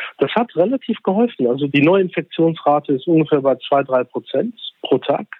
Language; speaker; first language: German; early bilingual, other home language; Turkish